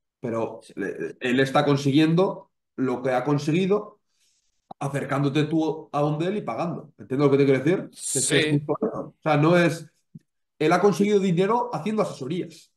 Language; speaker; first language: Spanish; native; Spanish